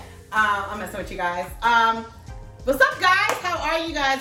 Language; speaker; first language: English; early bilingual, other home language; Spanish